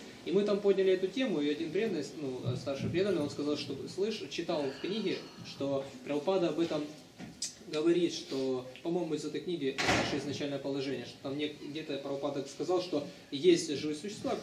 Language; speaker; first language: Russian; native; Russian